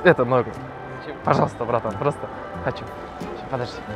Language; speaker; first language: Russian; non-native, local second language; Kazakh